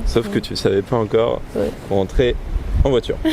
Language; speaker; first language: French; native; French